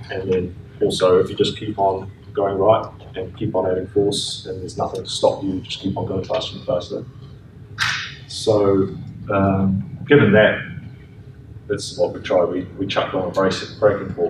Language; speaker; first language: English; native; English